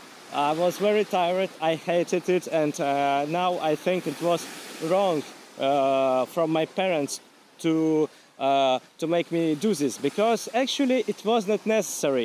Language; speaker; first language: English; non-native, fluent; Russian